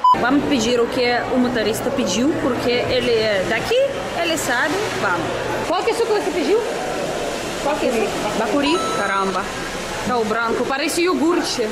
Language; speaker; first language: Portuguese; non-native, fluent; Russian